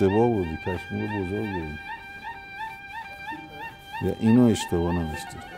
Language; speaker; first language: Greek; non-native, learner; Persian